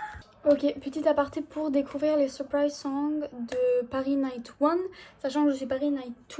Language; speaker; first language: French; native; French